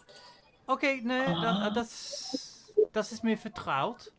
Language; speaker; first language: German; non-native, learner; English